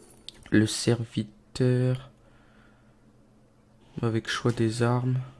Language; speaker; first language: French; native; French